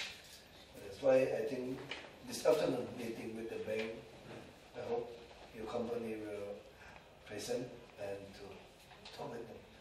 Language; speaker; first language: English; non-native, learner; Indonesian